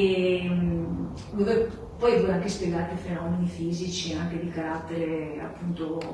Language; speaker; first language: Italian; native; Italian